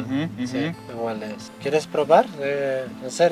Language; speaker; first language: Spanish; non-native, local second language; Quechua